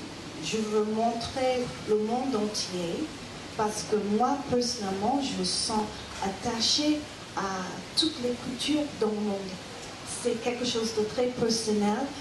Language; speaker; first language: French; non-native, fluent; English